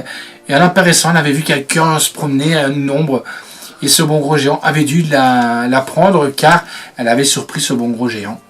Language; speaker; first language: French; native; French